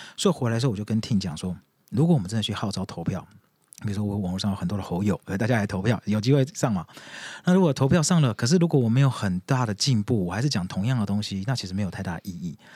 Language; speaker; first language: Chinese; native; Chinese